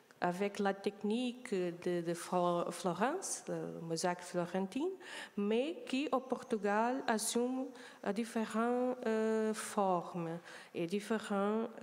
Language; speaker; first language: French; non-native, learner; Portuguese